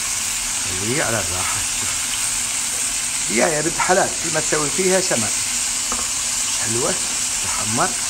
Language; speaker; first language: Arabic; native; Arabic